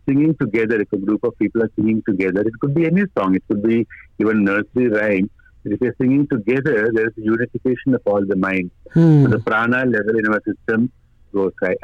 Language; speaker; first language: English; non-native, local second language; Malayalam